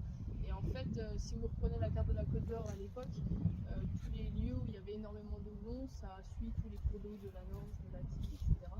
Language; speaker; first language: French; native; French